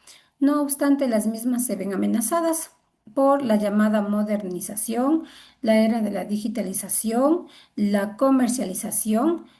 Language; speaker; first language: Spanish; native; Spanish